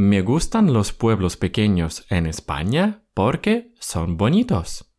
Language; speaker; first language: Spanish; non-native, fluent; Russian